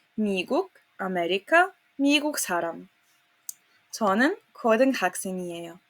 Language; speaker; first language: Korean; non-native, fluent; Serbian